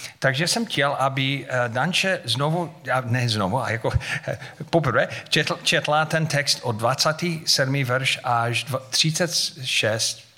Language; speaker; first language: Czech; non-native, fluent; English